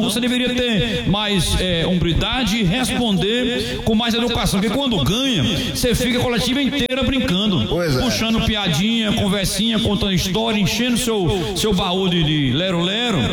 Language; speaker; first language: Portuguese; native; Portuguese